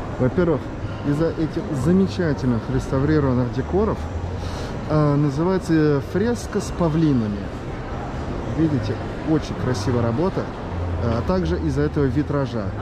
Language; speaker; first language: Russian; early bilingual, heritage; Russian